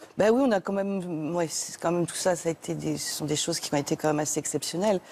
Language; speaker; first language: French; native; French